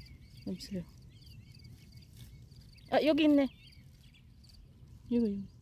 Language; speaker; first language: Korean; non-native, learner; Filipino